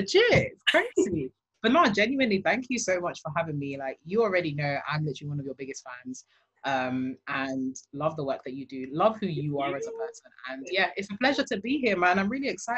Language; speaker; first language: English; native; English